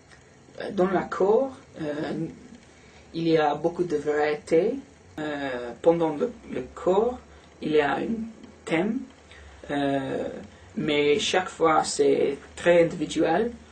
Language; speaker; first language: French; non-native, learner; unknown